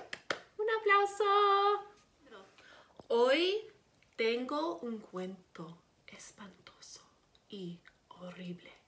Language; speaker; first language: Spanish; non-native, learner; English